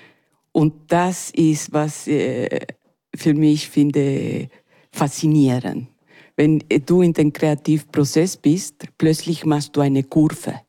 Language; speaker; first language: German; non-native, learner; Spanish